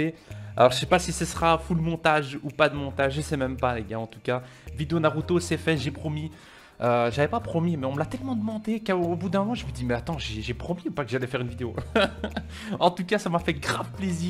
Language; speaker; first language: French; native; French